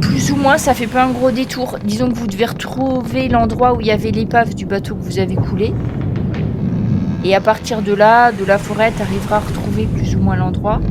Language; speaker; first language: French; native; French